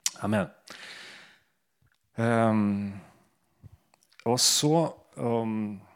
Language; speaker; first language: Norwegian; non-native, fluent; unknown